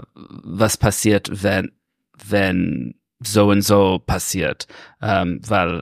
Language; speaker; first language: German; non-native, learner; English